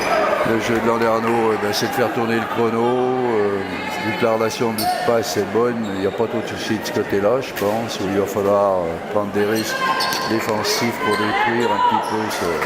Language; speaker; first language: French; native; French